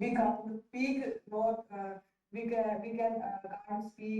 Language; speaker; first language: English; non-native, learner; Hindi